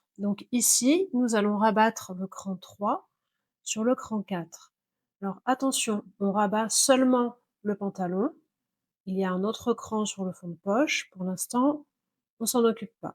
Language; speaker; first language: French; native; French